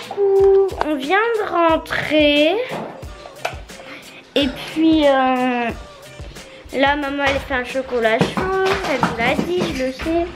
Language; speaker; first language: French; native; French